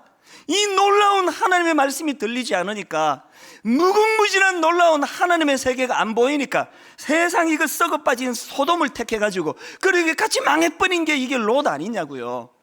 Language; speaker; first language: Korean; native; Korean